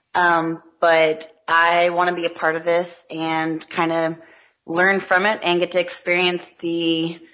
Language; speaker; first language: English; native; English